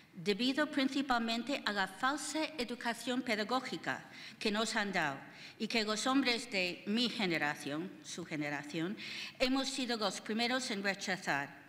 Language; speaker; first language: Spanish; non-native, fluent; English